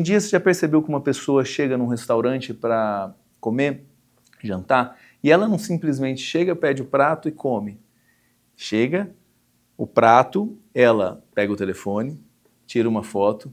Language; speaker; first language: Portuguese; native; Portuguese